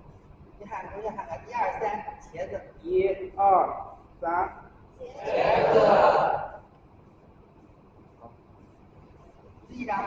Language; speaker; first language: Chinese; native; Chinese